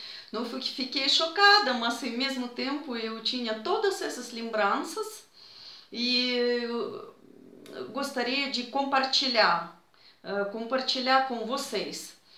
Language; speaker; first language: Portuguese; non-native, fluent; Russian